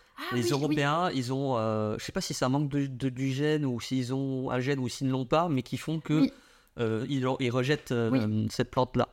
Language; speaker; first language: French; early bilingual, other home language; Vietnamese